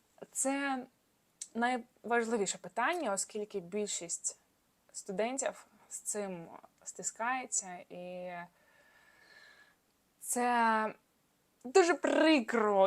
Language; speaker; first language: Ukrainian; non-native, fluent; Russian